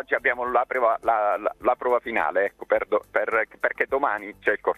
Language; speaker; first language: Italian; native; Italian